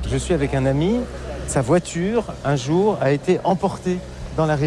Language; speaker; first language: French; native; French